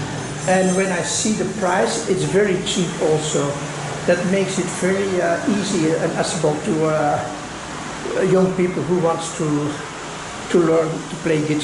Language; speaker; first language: English; non-native, fluent; Dutch